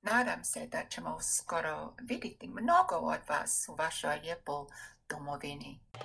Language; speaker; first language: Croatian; non-native, fluent; English